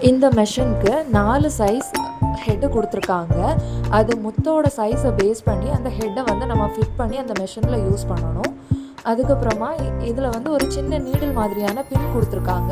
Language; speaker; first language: Tamil; native; Tamil